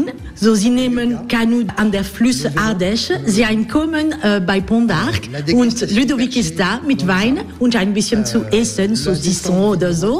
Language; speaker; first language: German; non-native, fluent; French